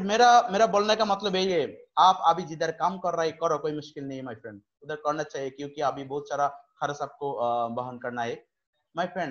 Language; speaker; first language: Hindi; non-native, fluent; Bangla